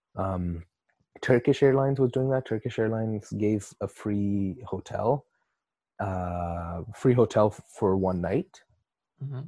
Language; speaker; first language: English; non-native, local second language; Urdu